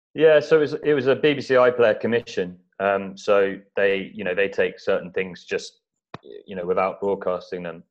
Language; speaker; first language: English; native; English